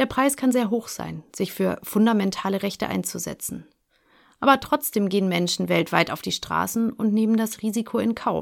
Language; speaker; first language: German; native; German